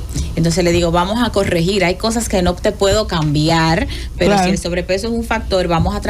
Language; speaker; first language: Spanish; native; Spanish